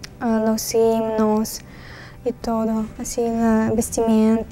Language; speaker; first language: Spanish; non-native, learner; Russian